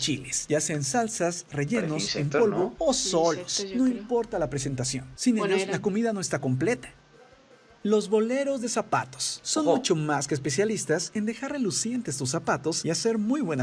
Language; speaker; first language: Spanish; native; Spanish